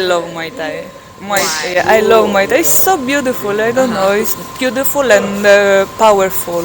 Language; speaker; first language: English; non-native, fluent; Greek